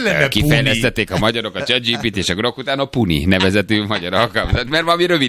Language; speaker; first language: Hungarian; native; Hungarian